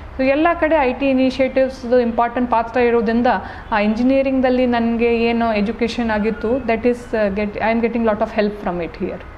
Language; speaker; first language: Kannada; non-native, fluent; Hindi